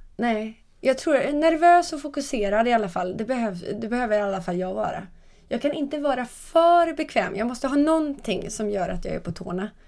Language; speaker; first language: Swedish; native; Swedish